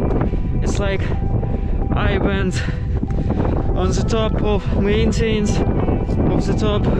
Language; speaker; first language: English; non-native, learner; Russian